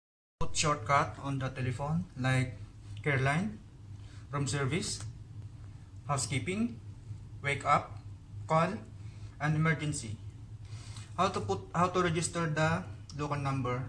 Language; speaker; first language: English; non-native, learner; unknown